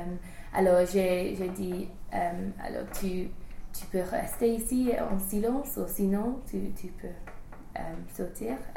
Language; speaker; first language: French; non-native, fluent; English